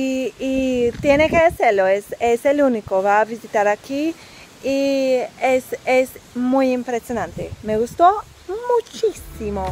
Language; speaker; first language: Spanish; non-native, learner; English